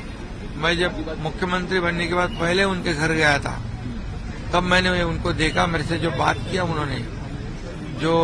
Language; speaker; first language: Hindi; non-native, local second language; Marathi